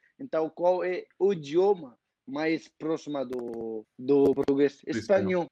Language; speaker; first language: Portuguese; non-native, fluent; Arabic